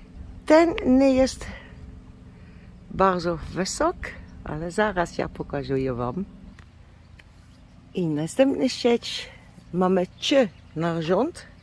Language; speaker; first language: Polish; non-native, learner; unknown